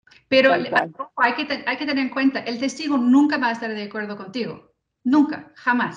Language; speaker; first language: Spanish; non-native, fluent; English